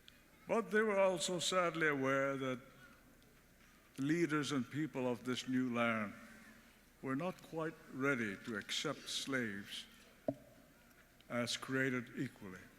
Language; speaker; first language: English; early bilingual, other home language; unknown